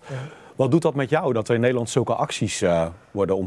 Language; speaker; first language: Dutch; native; Dutch